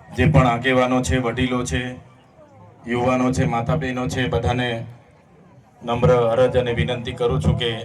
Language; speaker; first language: Gujarati; non-native, local second language; Vasavi